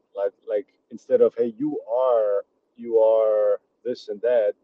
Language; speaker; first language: English; early bilingual, other home language; Czech